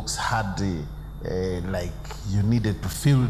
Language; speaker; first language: English; non-native, local second language; Ganda